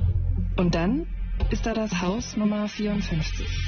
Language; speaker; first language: German; native; German